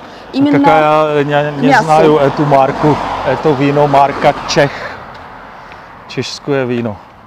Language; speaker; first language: Russian; non-native, learner; Czech